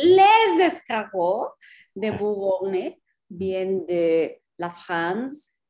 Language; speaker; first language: French; non-native, learner; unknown